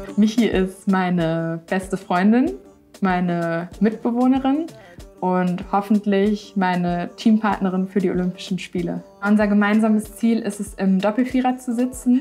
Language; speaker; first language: German; native; German